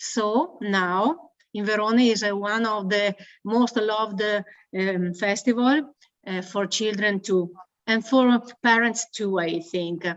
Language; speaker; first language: English; non-native, learner; Italian